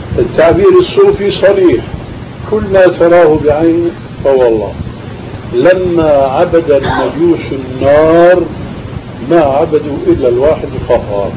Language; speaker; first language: Arabic; native; Arabic